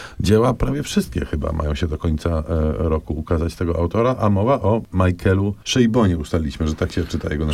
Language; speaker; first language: Polish; native; Polish